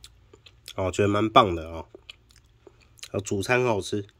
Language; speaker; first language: Chinese; native; Chinese